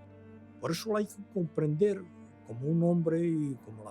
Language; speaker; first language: Spanish; early bilingual, other home language; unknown